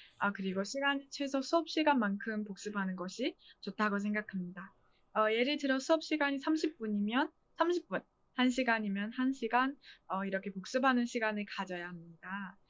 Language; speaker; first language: Korean; non-native, fluent; Chinese